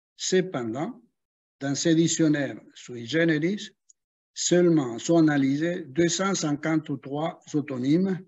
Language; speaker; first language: French; non-native, fluent; Spanish